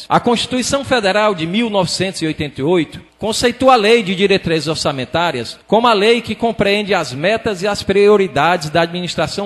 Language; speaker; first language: Portuguese; native; Portuguese